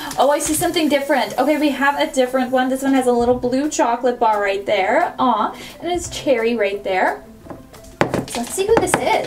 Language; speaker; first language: English; native; English